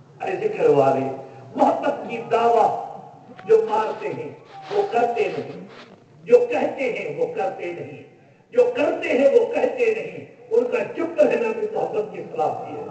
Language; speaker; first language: Urdu; non-native, local second language; Sindhi